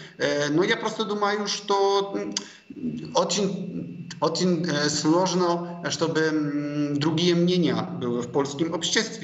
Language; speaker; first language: Russian; non-native, fluent; Polish